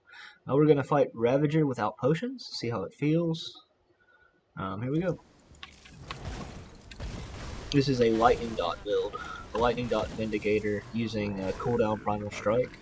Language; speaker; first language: English; native; English